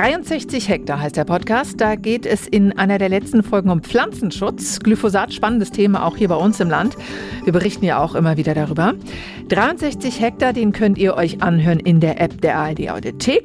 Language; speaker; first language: German; native; German